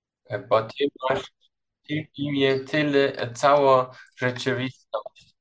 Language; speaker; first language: Polish; non-native, learner; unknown